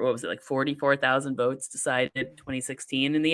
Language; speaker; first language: English; native; English